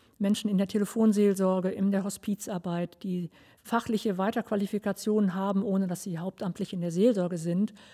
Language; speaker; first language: German; native; German